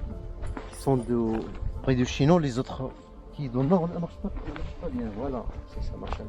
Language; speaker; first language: French; non-native, learner; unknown